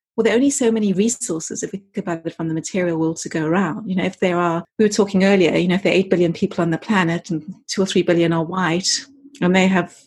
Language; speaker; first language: English; native; English